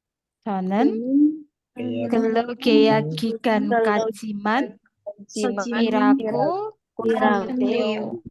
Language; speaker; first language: Korean; non-native, fluent; Indonesian